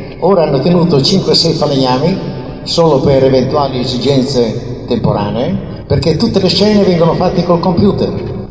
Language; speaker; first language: Italian; native; Italian